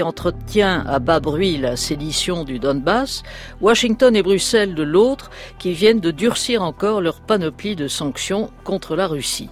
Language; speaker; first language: French; native; French